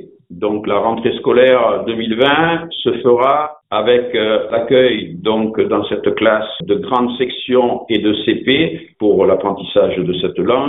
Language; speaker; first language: French; native; French